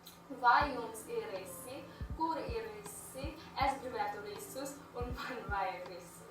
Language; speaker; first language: Latvian; non-native, learner; English